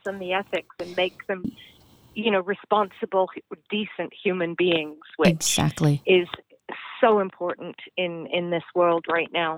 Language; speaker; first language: English; native; English